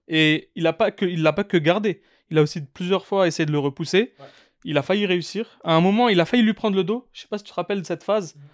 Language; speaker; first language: French; native; French